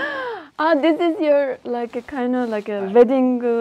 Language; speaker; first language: English; non-native, learner; Japanese